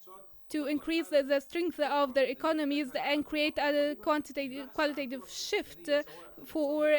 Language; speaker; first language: English; non-native, fluent; Arabic